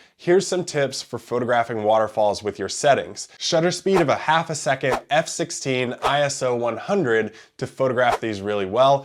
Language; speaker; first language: English; native; English